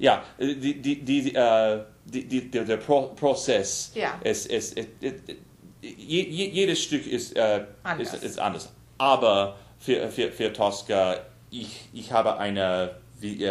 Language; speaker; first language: German; non-native, learner; English